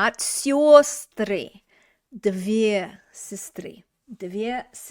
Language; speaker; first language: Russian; non-native, fluent; English